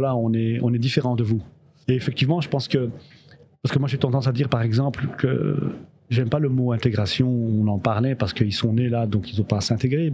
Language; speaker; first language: French; early bilingual, other home language; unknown